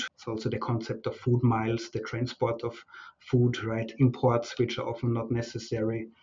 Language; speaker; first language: English; non-native, fluent; German